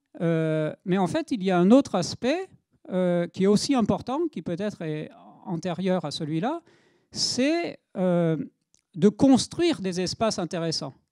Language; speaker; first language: French; native; French